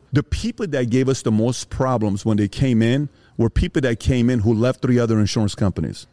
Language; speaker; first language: English; early bilingual, other home language; Persian